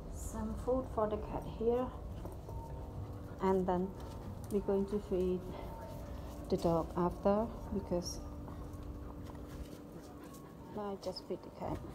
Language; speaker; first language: English; non-native, learner; Khmer